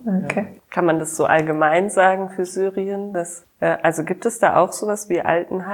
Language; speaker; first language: German; native; German